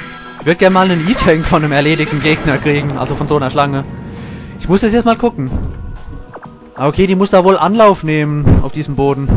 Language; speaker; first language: German; native; German